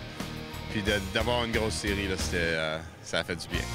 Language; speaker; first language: French; native; French